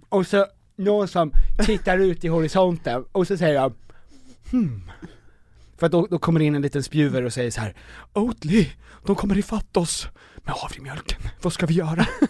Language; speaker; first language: Swedish; native; Swedish